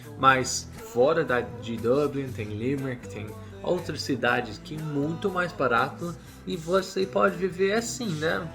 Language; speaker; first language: Portuguese; non-native, learner; English